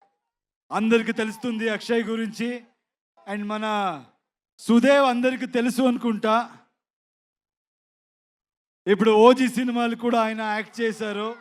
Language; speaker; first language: Telugu; non-native, learner; Kannada